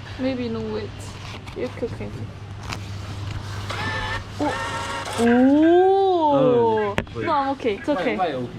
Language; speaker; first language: English; non-native, learner; Korean